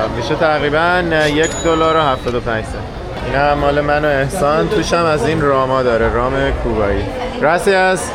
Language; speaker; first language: Persian; native; Persian